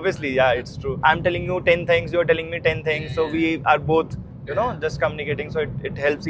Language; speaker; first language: English; non-native, local second language; Hindi